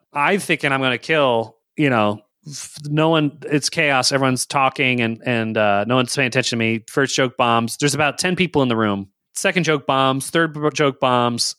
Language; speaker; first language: English; native; English